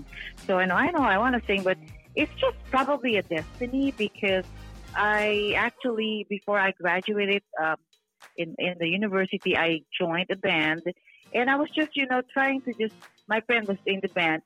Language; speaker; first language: English; non-native, local second language; Filipino